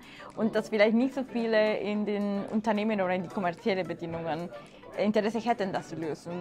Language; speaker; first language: German; non-native, fluent; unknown